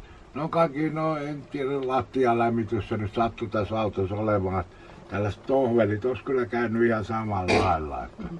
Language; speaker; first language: Finnish; native; Finnish